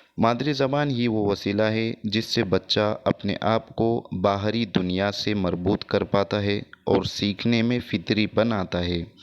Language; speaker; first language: Urdu; native; Urdu